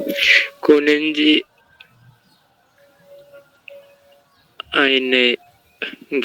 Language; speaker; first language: German; non-native, learner; Bangla